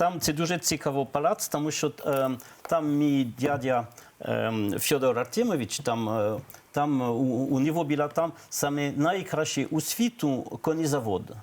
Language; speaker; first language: Ukrainian; non-native, learner; French